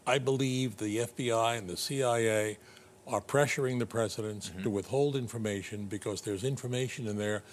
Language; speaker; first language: English; native; English